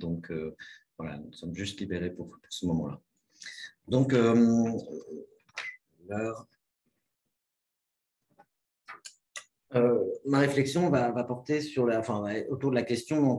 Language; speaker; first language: French; native; French